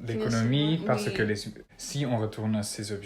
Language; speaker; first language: French; non-native, learner; Dutch